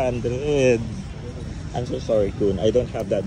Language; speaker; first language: English; non-native, local second language; Filipino